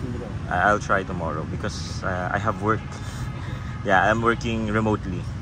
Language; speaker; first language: English; non-native, local second language; Filipino